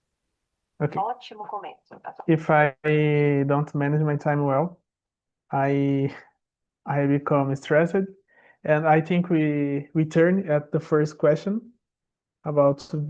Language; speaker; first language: English; non-native, learner; Portuguese